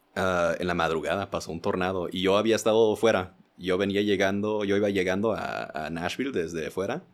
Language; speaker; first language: Spanish; early bilingual, heritage; Spanish